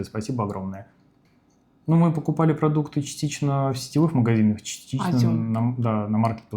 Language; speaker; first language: Russian; native; Russian